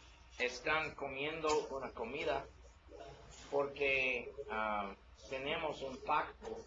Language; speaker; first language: Spanish; non-native, learner; English